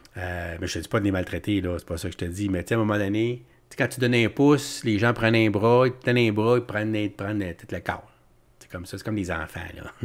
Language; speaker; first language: French; native; French